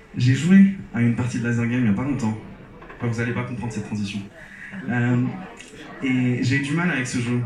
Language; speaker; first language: French; non-native, local second language; Arabic